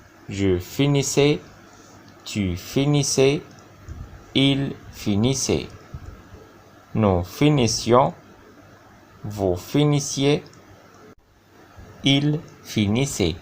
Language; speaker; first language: French; non-native, fluent; Arabic